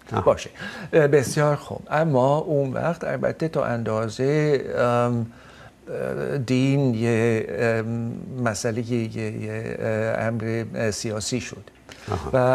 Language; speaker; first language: Persian; non-native, fluent; Dutch